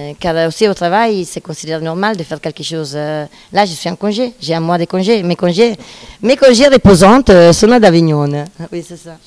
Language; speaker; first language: French; non-native, fluent; Italian